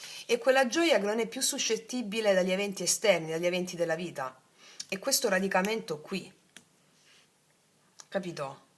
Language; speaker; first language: Italian; native; Italian